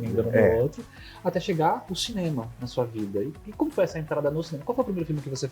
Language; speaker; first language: Portuguese; native; Portuguese